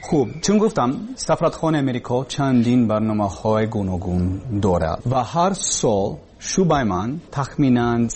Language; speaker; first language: Persian; non-native, learner; English